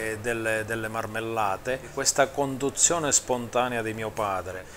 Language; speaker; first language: Italian; native; Italian